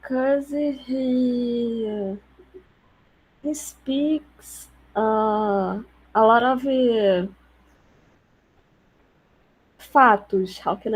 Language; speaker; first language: English; non-native, learner; Portuguese